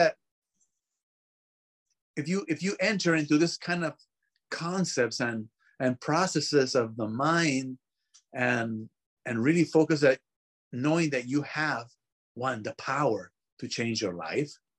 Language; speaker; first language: English; non-native, fluent; Spanish